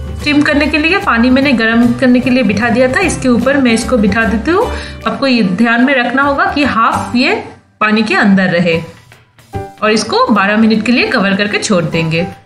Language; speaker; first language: Hindi; non-native, local second language; Bangla